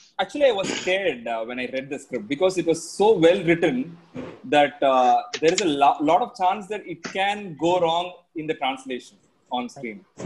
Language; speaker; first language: English; non-native, local second language; Tamil